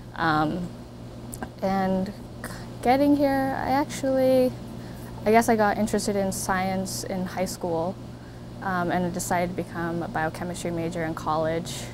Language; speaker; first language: English; native; English